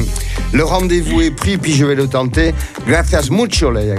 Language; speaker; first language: French; native; French